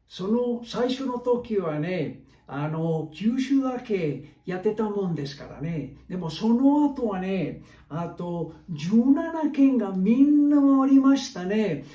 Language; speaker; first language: Japanese; non-native, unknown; Spanish